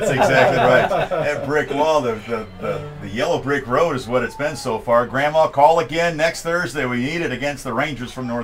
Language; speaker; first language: English; native; English